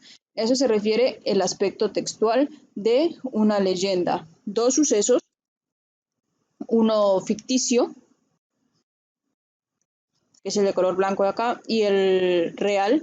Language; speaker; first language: Spanish; native; Spanish